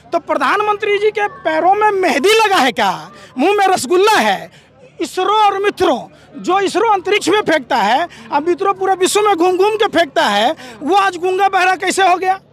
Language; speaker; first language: Hindi; native; Hindi